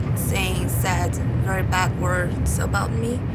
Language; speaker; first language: English; non-native, fluent; Korean